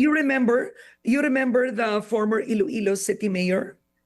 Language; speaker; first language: English; non-native, local second language; Filipino